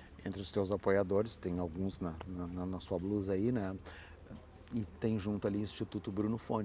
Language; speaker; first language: Portuguese; native; Portuguese